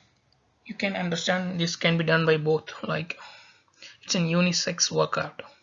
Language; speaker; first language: English; non-native, local second language; Tamil